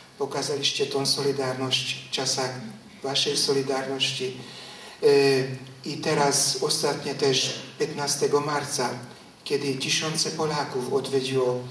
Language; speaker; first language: Polish; non-native, fluent; Hungarian